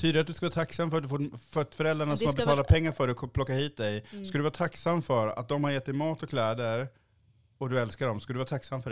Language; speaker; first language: Swedish; early bilingual, other home language; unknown